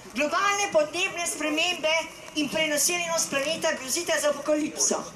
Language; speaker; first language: Slovenian; native; Slovenian